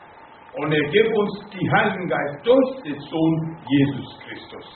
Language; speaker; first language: German; non-native, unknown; Akan